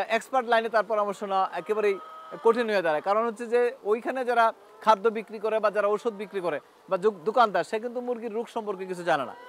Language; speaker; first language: Bangla; native; Bangla